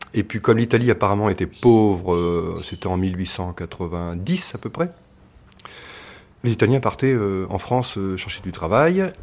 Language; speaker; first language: French; native; French